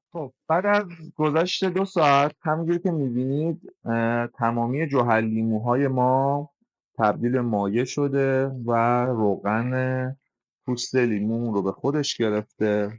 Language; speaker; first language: Persian; native; Persian